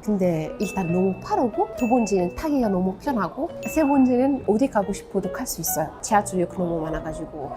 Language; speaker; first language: Korean; non-native, fluent; Arabic